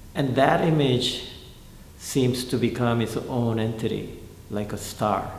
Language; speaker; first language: English; non-native, fluent; Korean